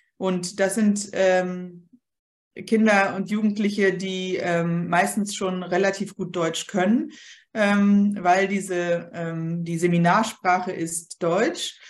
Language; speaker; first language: German; early bilingual, other home language; Polish